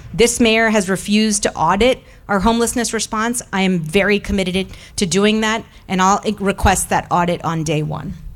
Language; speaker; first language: English; early bilingual, other home language; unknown